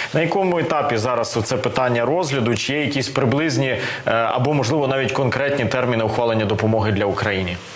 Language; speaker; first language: Ukrainian; native; Ukrainian